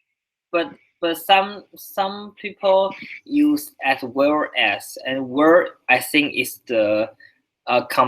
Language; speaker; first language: English; non-native, learner; Chinese